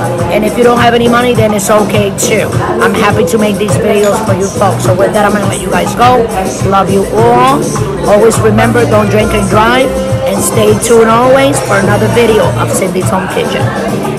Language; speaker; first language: English; native; English